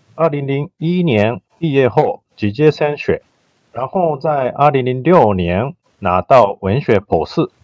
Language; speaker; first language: Chinese; non-native, fluent; Japanese